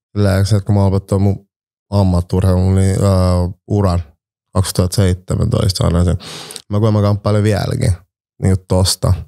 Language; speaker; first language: Finnish; early bilingual, other home language; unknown